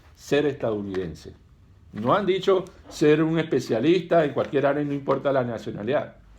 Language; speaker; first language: Spanish; native; Spanish